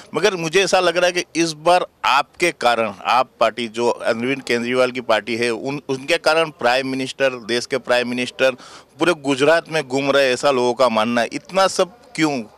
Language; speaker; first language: Hindi; non-native, local second language; Gujarati